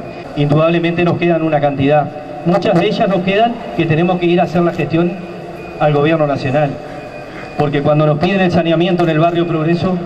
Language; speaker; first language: Spanish; native; Spanish